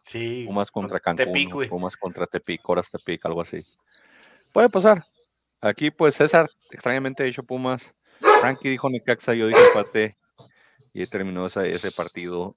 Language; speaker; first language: Spanish; native; Spanish